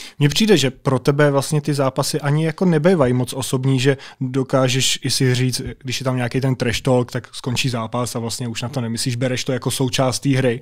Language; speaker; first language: Czech; native; Czech